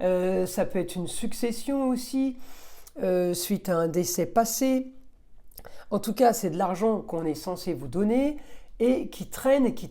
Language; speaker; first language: French; native; French